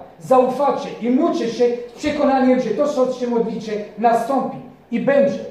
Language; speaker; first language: Polish; non-native, fluent; French